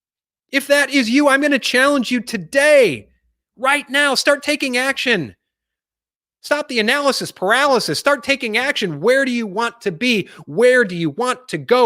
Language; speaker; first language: English; native; English